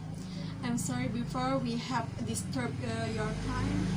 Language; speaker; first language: English; non-native, learner; Indonesian